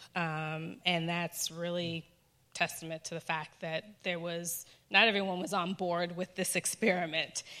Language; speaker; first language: English; native; English